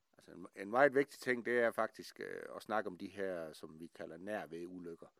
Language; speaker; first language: Danish; native; Danish